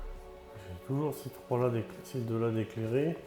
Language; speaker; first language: French; native; French